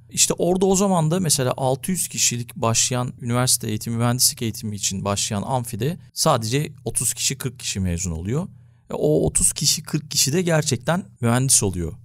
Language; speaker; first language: Turkish; early bilingual, heritage; Turkish